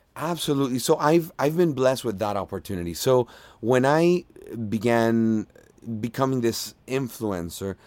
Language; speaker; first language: English; non-native, fluent; Spanish